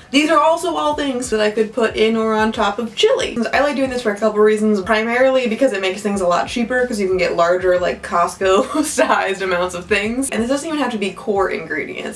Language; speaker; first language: English; native; English